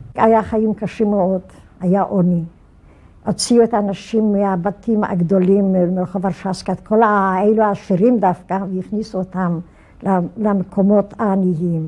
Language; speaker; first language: Hebrew; non-native, fluent; Polish